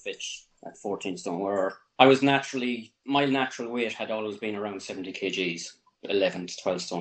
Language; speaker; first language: English; native; English